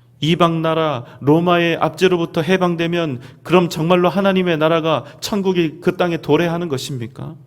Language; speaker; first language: Korean; native; Korean